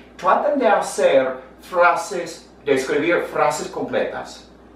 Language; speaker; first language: Spanish; non-native, fluent; English